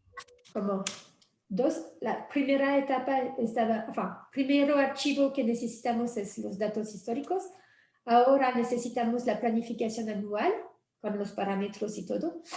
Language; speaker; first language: Spanish; non-native, fluent; French